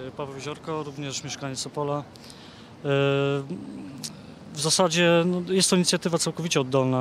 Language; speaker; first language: Polish; native; Polish